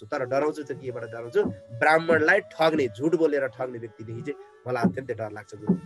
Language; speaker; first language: Nepali; native; Nepali